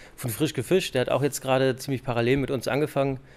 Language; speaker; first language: German; native; German